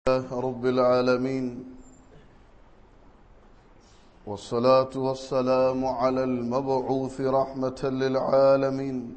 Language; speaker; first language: Arabic; non-native, fluent; Hausa